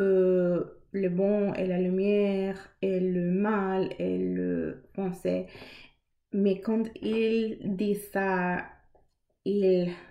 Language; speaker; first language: French; non-native, learner; English